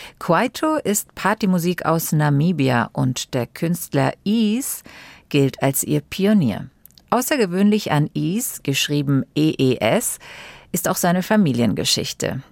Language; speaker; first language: German; native; German